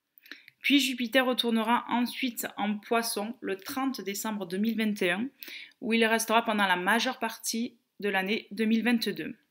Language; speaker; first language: French; native; French